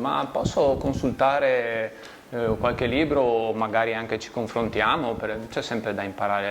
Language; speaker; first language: Italian; native; Italian